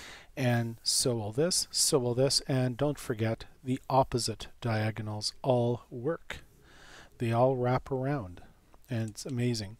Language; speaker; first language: English; native; English